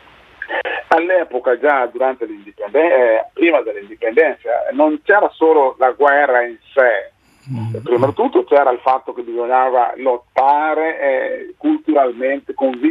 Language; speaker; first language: Italian; non-native, fluent; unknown